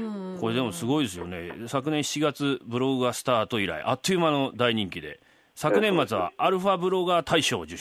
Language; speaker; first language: Japanese; native; Japanese